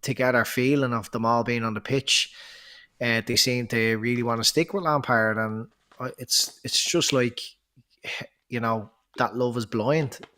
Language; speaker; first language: English; native; English